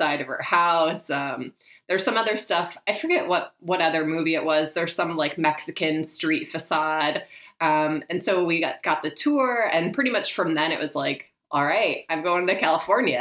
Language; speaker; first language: English; native; English